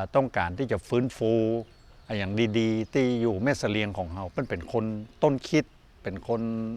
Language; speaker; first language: Thai; native; Thai